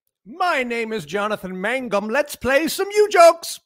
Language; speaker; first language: English; native; English